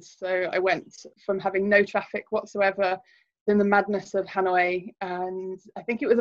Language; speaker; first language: English; native; English